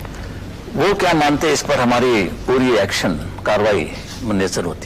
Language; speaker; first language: Hindi; non-native, local second language; Marathi